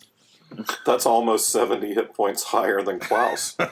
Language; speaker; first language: English; native; English